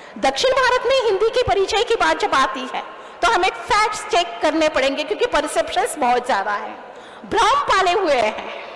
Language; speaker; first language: Hindi; non-native, local second language; Kannada